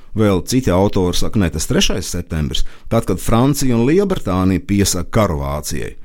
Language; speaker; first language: Latvian; native; Latvian